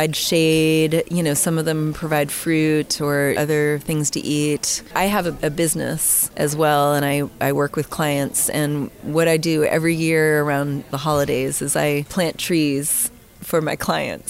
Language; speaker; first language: English; native; English